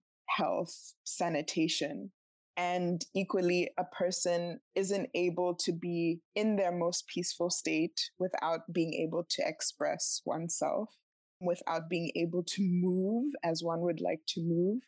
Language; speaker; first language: English; non-native, local second language; Tswana